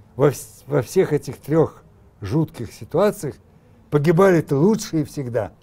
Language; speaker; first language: Russian; native; Russian